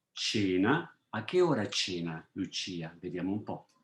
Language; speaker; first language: Italian; non-native, fluent; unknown